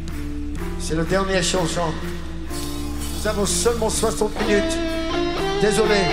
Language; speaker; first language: French; non-native, learner; English